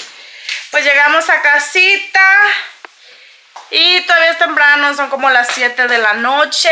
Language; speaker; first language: Spanish; native; Spanish